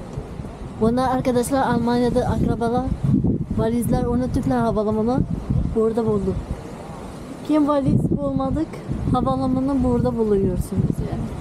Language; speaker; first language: Turkish; non-native, learner; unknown